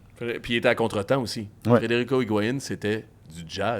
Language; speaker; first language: French; native; French